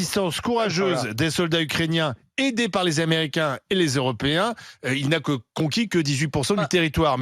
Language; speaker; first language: French; native; French